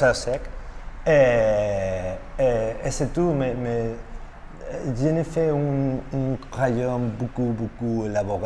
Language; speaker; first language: French; non-native, learner; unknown